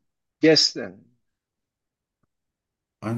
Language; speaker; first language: German; non-native, learner; Turkish